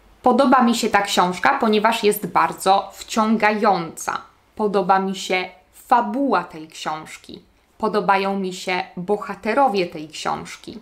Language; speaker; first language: Polish; native; Polish